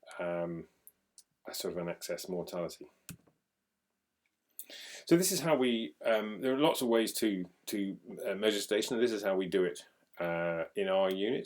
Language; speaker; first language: English; native; English